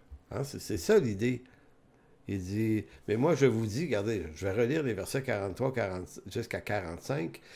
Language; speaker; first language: French; native; French